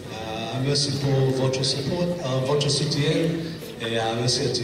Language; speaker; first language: French; non-native, fluent; English